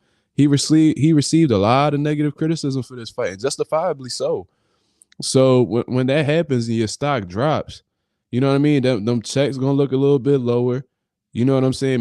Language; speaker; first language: English; native; English